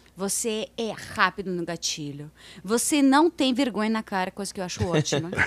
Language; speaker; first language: Portuguese; non-native, fluent; Russian